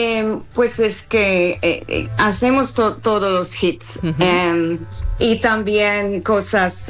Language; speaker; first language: Spanish; non-native, fluent; English